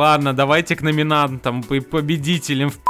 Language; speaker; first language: Russian; native; Russian